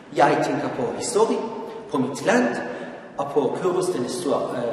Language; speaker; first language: Danish; non-native, learner; Persian